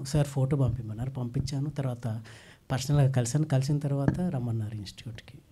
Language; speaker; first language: Telugu; native; Telugu